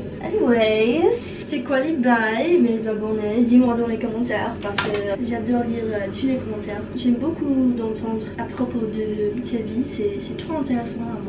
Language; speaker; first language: French; non-native, learner; English